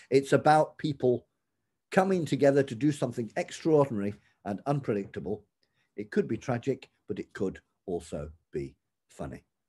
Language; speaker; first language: English; native; English